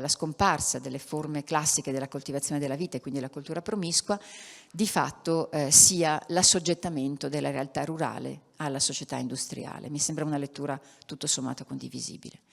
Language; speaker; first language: Italian; native; Italian